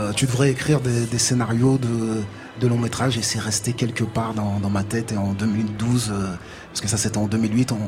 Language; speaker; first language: French; native; French